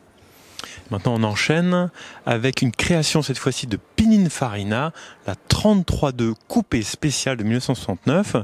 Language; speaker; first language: French; native; French